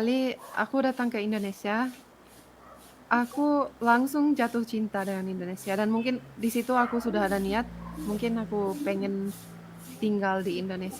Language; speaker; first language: Indonesian; non-native, fluent; Finnish